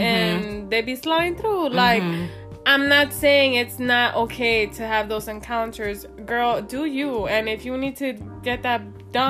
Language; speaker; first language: English; early bilingual, other home language; Spanish